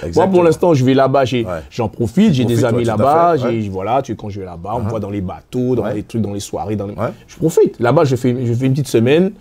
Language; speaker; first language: French; native; French